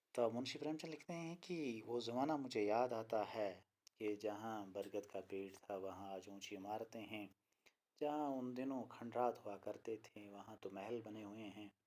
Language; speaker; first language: Urdu; non-native, local second language; Kashmiri